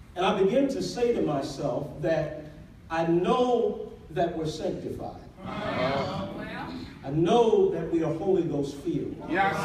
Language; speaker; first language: English; native; English